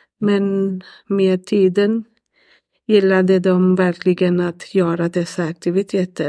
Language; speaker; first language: Swedish; non-native, learner; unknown